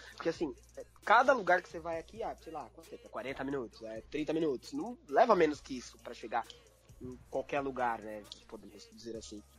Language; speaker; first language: Portuguese; native; Portuguese